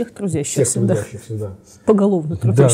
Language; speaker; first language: Russian; native; Russian